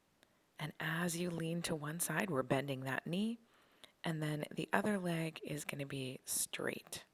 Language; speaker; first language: English; native; English